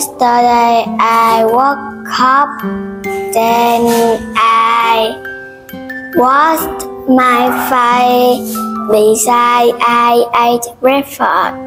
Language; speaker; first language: English; non-native, learner; Vietnamese